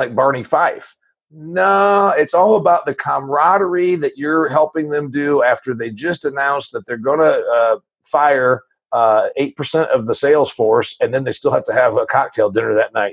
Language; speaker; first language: English; native; English